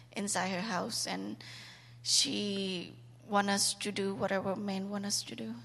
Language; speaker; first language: English; non-native, learner; Khmer